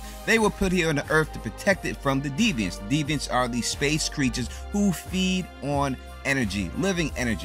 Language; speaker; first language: English; native; English